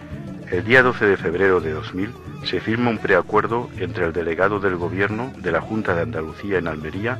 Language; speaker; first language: Spanish; native; Spanish